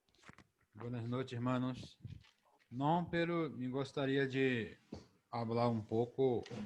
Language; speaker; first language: Spanish; non-native, fluent; Portuguese